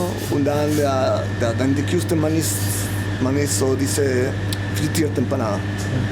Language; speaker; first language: German; non-native, learner; Spanish